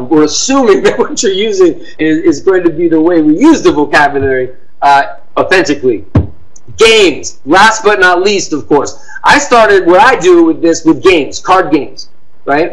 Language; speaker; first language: English; native; English